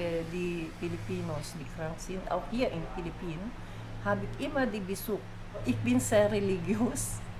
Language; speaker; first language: German; non-native, fluent; Filipino